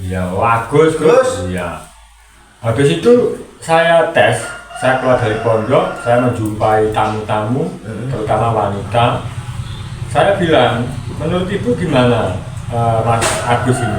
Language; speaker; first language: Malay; non-native, local second language; Javanese